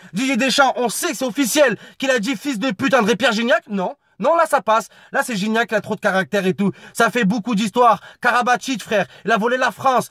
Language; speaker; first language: French; native; French